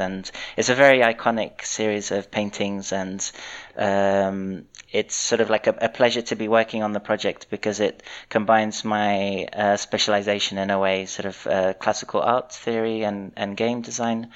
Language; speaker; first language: English; native; English